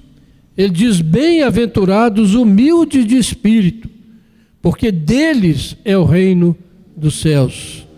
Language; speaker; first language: Portuguese; native; Portuguese